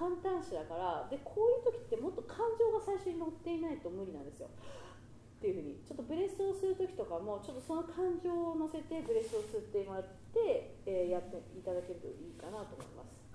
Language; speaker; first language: Japanese; native; Japanese